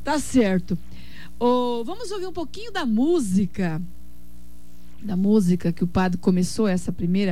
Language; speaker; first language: Portuguese; native; Portuguese